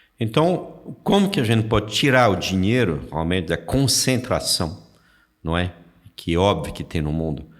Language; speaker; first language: Portuguese; non-native, fluent; French